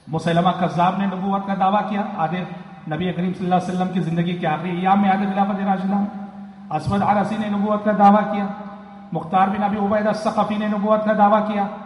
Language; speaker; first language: Urdu; native; Urdu